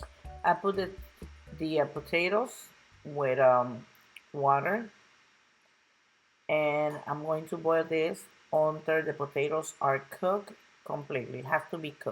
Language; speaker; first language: English; non-native, local second language; Spanish